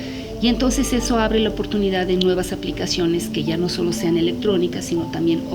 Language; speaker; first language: Spanish; native; Spanish